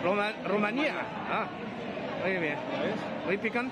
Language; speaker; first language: Spanish; non-native, learner; Chinese